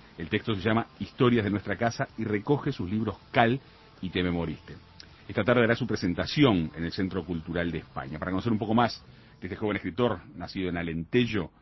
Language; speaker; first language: Spanish; native; Spanish